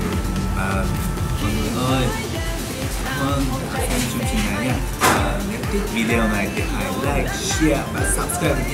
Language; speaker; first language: Vietnamese; non-native, learner; Japanese